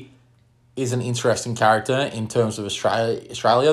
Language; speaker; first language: English; native; English